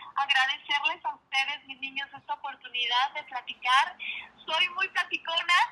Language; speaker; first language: Spanish; native; Spanish